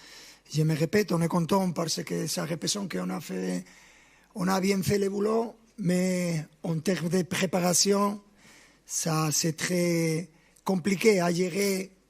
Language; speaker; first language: French; non-native, fluent; Spanish